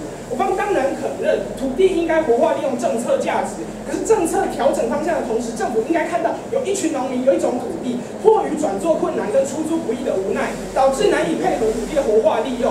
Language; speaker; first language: Chinese; native; Chinese